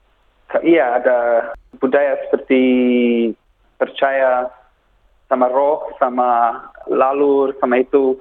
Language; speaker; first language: Indonesian; non-native, learner; English